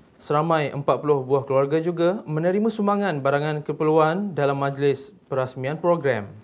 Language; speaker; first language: Malay; native; Malay